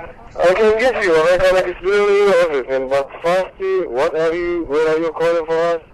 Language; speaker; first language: English; non-native, learner; Somali